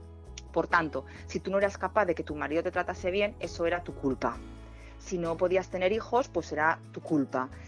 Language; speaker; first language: Spanish; native; Spanish